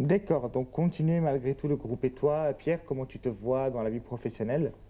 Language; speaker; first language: French; native; French